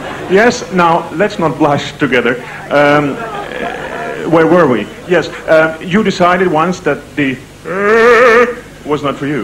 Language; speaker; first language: English; non-native, fluent; Swedish